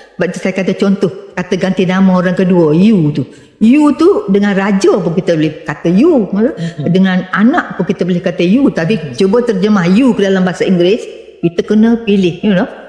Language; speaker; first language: Malay; native; Malay